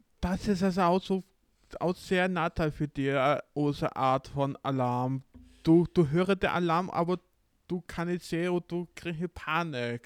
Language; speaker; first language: German; non-native, learner; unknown